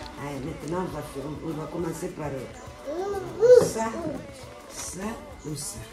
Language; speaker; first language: French; non-native, local second language; Comorian